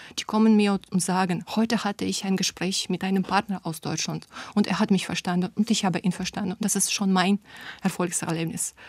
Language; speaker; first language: German; non-native, fluent; Russian